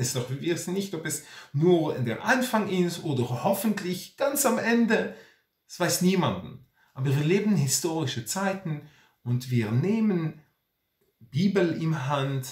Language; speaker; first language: German; non-native, fluent; Hebrew